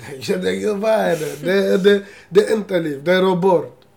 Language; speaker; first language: Swedish; non-native, learner; Assyrian Neo-Aramaic